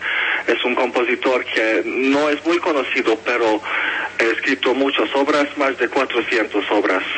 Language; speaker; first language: Spanish; non-native, fluent; Hungarian